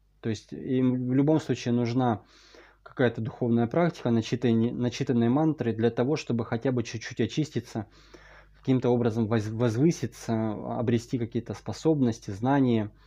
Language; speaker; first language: Russian; native; Russian